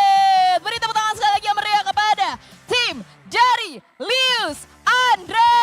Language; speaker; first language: Indonesian; native; Indonesian